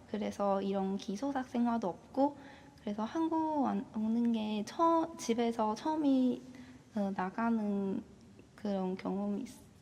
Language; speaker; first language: Korean; non-native, learner; Chinese